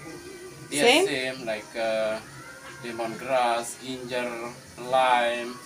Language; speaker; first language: English; non-native, learner; Indonesian